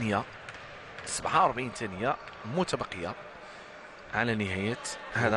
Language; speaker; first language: Arabic; native; Arabic